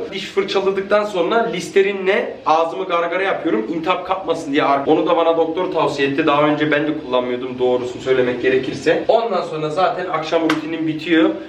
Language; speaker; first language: Turkish; early bilingual, heritage; Turkish